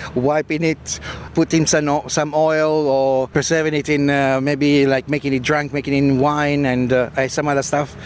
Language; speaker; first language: English; non-native, fluent; Italian